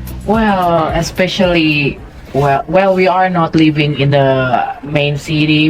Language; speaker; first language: English; non-native, fluent; Indonesian